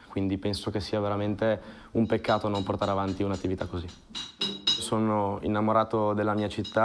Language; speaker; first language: Italian; native; Italian